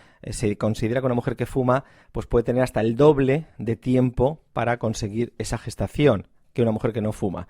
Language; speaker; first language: Spanish; native; Spanish